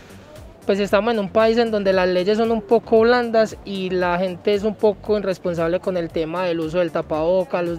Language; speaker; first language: Spanish; native; Spanish